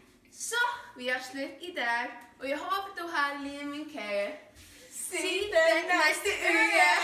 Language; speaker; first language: Danish; non-native, learner; Norwegian